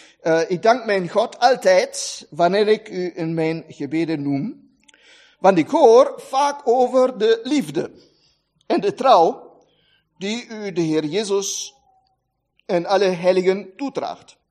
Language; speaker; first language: Dutch; non-native, fluent; German